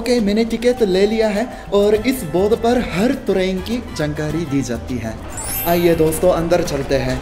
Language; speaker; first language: Hindi; non-native, fluent; Japanese